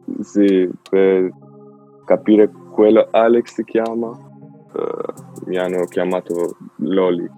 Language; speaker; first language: Italian; non-native, learner; Albanian